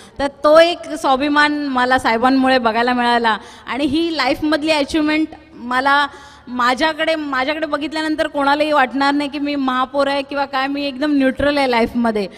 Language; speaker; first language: Marathi; non-native, local second language; Tulu